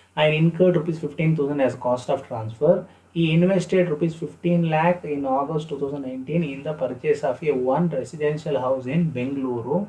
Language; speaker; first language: English; non-native, local second language; Kannada